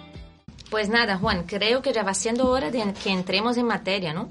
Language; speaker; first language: Spanish; native; Spanish